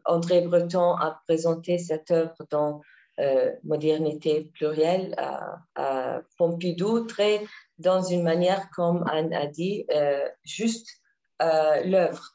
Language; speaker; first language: French; non-native, learner; Arabic